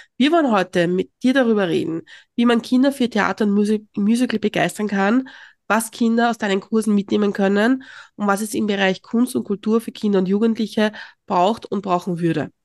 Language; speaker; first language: German; native; German